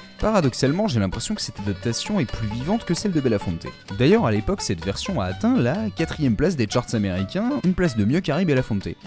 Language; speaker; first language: French; native; French